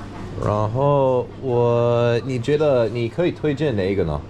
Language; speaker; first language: Chinese; non-native, fluent; English